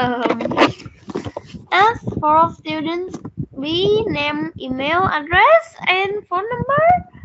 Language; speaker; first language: English; non-native, learner; Vietnamese